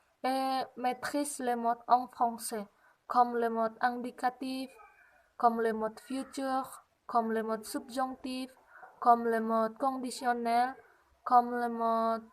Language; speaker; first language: French; non-native, learner; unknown